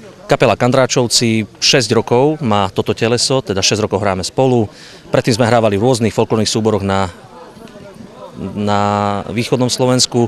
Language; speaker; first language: Slovak; native; Slovak